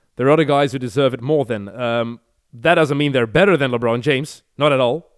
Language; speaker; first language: English; non-native, fluent; Dutch